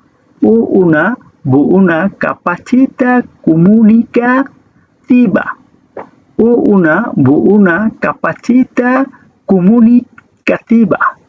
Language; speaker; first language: Italian; non-native, learner; Bangla